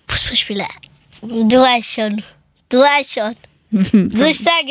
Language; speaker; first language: German; early bilingual, other home language; Persian